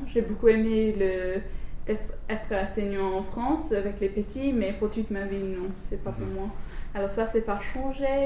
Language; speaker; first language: French; non-native, learner; English